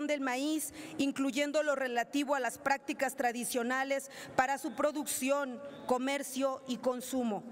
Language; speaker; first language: Spanish; native; Spanish